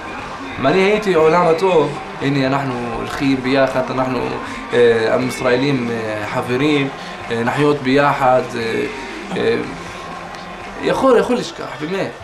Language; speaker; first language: Hebrew; non-native, local second language; Arabic